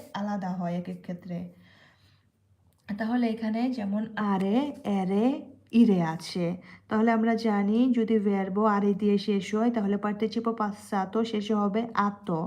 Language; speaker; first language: Bangla; native; Bangla